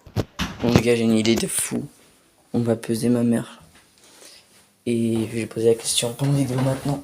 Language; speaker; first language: French; native; French